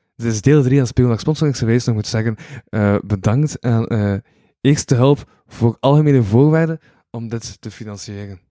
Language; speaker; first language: Dutch; native; Dutch